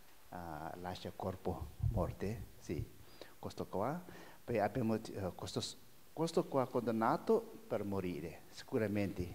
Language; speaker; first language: Italian; non-native, learner; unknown